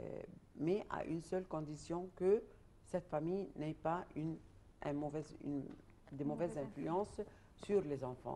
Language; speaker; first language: French; non-native, fluent; Arabic